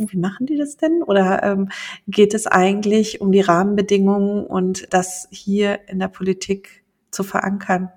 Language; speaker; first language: German; native; German